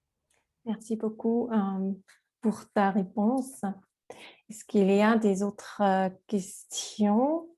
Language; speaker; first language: French; non-native, fluent; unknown